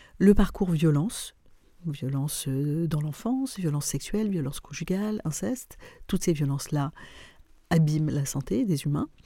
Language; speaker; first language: French; non-native, local second language; Arabic